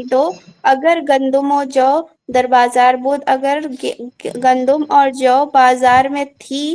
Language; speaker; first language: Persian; non-native, learner; Urdu